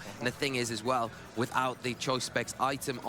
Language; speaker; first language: English; native; English